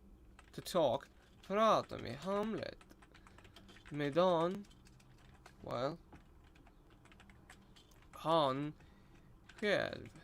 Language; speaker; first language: Swedish; non-native, learner; Russian